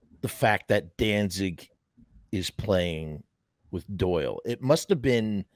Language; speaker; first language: English; native; English